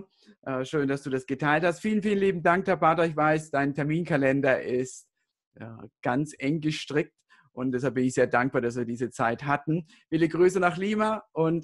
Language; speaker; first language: German; native; German